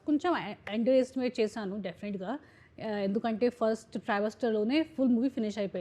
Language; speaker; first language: Telugu; non-native, fluent; Hindi